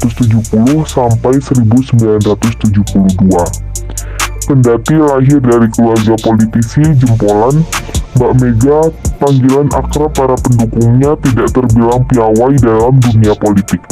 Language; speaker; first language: Indonesian; native; Indonesian